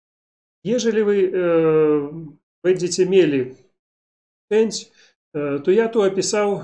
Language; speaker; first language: Polish; non-native, learner; Belarusian